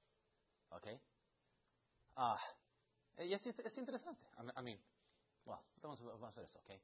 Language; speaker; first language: Spanish; early bilingual, heritage; Spanish